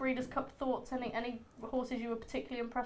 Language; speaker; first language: English; native; English